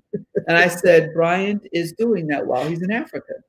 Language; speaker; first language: English; native; English